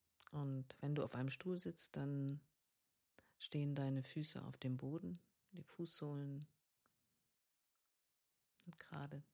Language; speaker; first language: German; native; German